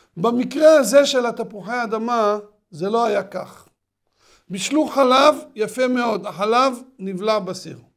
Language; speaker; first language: Hebrew; native; Hebrew